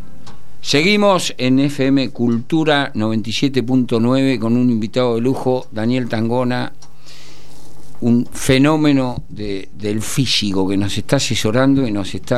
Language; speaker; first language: Spanish; native; Spanish